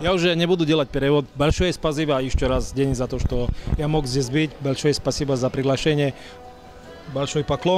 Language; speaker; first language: Russian; non-native, learner; Slovak